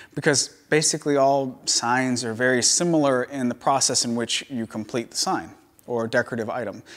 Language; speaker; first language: English; native; English